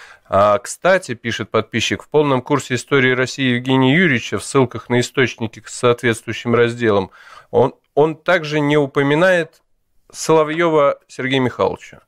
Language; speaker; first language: Russian; native; Russian